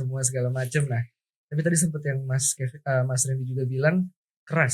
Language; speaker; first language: Indonesian; native; Indonesian